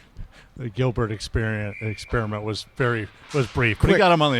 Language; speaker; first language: English; native; English